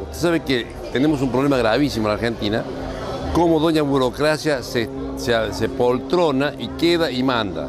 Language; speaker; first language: Spanish; native; Spanish